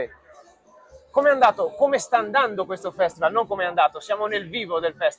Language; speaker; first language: Italian; native; Italian